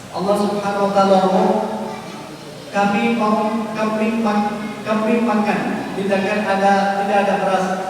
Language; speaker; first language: Indonesian; non-native, learner; Urdu